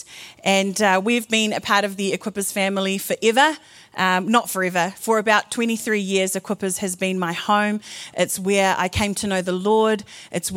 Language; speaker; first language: English; native; English